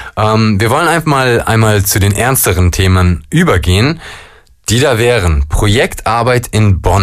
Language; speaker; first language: German; native; German